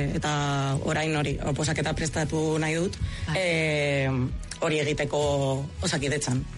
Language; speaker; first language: Basque; non-native, local second language; Spanish